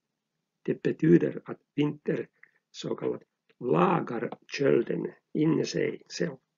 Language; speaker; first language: Swedish; non-native, local second language; Finnish